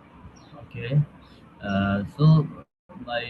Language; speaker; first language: English; non-native, learner; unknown